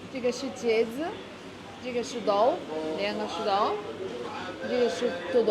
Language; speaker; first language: Chinese; non-native, learner; Arabic